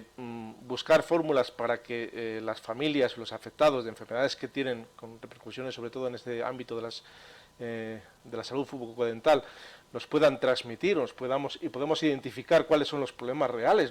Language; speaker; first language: Spanish; native; Spanish